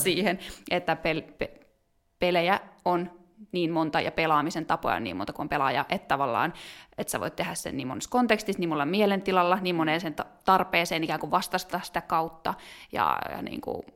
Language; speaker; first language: Finnish; native; Finnish